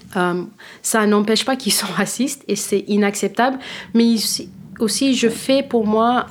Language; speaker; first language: French; non-native, fluent; English